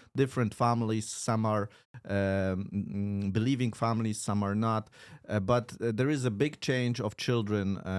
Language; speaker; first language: English; non-native, fluent; Polish